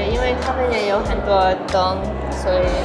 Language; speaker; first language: Chinese; non-native, learner; English